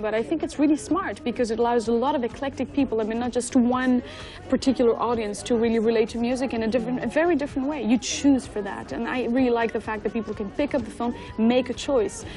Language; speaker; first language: English; non-native, fluent; Italian